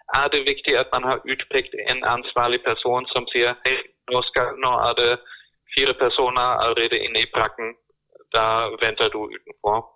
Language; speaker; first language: Norwegian; non-native, fluent; German